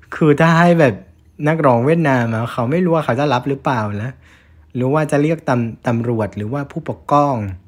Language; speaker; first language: Thai; non-native, fluent; Vietnamese